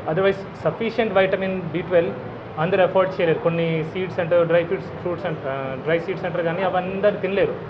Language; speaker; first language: Telugu; non-native, fluent; Hindi